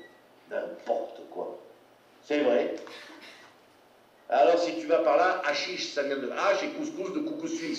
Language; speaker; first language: French; native; French